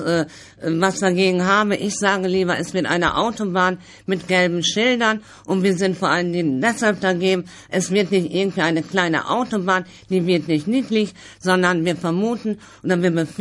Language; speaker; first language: German; native; German